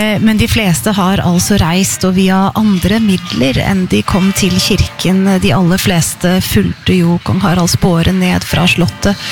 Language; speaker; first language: Norwegian; native; Norwegian